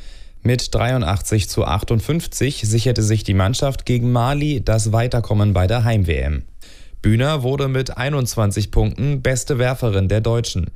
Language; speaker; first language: German; native; German